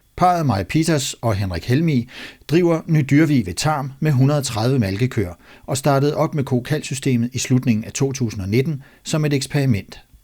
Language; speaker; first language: Danish; native; Danish